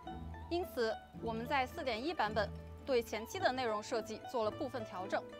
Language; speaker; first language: Chinese; native; Chinese